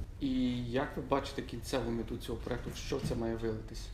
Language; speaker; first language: Ukrainian; native; Ukrainian